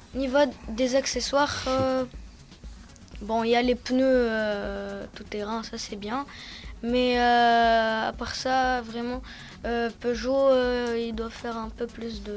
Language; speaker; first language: French; non-native, local second language; Arabic